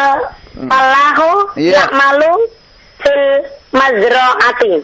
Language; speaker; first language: Arabic; non-native, learner; Indonesian